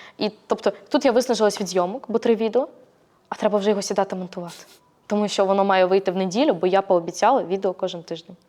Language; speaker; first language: Ukrainian; native; Ukrainian